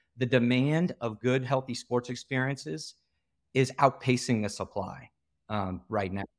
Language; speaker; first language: English; native; English